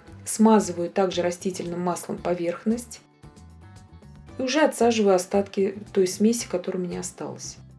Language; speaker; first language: Russian; native; Russian